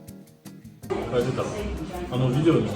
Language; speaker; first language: Japanese; non-native, fluent; French